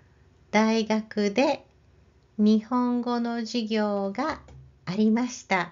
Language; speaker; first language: Japanese; non-native, learner; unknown